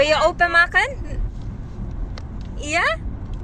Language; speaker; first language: Dutch; non-native, learner; Filipino